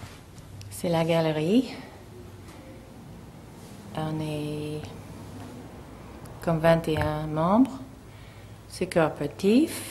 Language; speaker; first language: French; non-native, learner; English